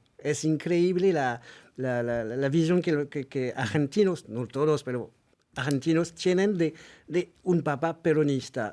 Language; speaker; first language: Spanish; non-native, fluent; French